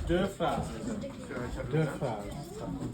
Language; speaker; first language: French; non-native, local second language; English